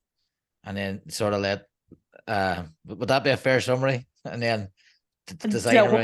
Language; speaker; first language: English; native; English